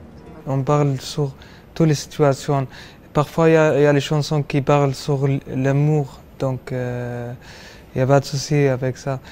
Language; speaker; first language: French; non-native, learner; Arabic